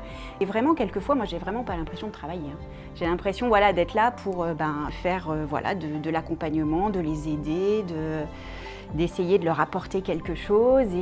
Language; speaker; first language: French; native; French